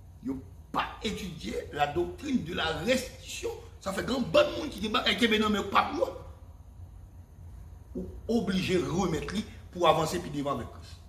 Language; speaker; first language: French; non-native, local second language; Haitian Creole